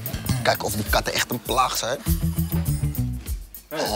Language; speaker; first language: Dutch; native; Dutch